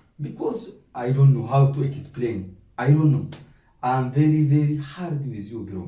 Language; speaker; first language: English; non-native, learner; Oromo